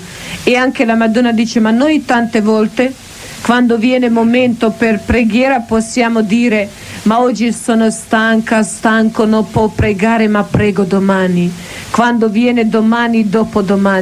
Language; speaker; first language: Italian; non-native, learner; Croatian